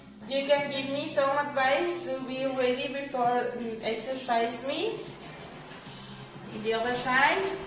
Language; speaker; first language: English; non-native, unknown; Spanish